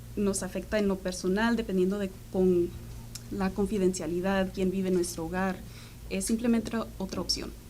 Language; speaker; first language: Spanish; early bilingual, other home language; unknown